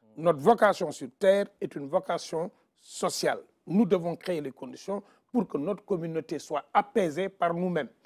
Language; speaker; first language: French; non-native, local second language; Wolof